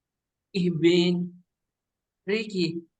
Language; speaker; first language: German; non-native, learner; Indonesian